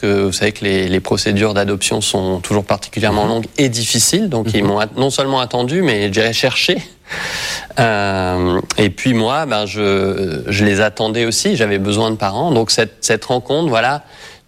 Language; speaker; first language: French; native; French